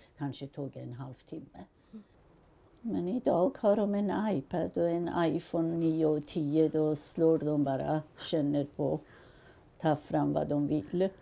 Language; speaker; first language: Swedish; non-native, fluent; Persian